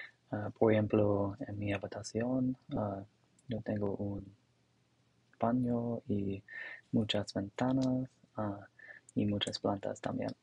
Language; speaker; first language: Spanish; non-native, learner; English